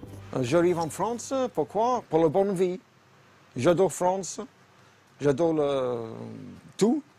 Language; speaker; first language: French; non-native, learner; English